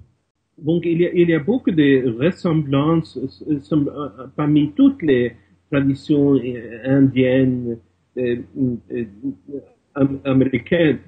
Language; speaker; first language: French; non-native, fluent; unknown